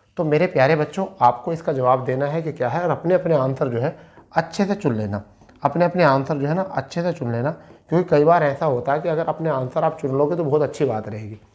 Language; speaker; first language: Hindi; native; Hindi